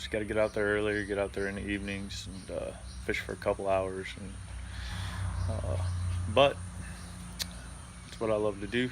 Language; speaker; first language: English; native; English